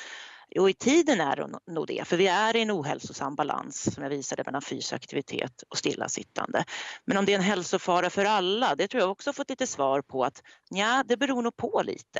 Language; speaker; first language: Swedish; native; Swedish